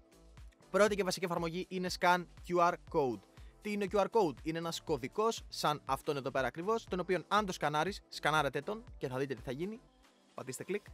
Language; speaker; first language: Greek; native; Greek